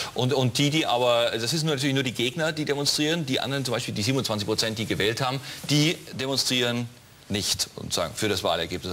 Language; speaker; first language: German; native; German